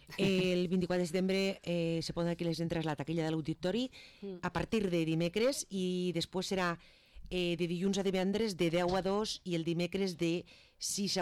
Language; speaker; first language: Catalan; native; Catalan